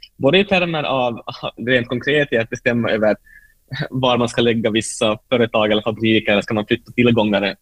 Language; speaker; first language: Swedish; native; Swedish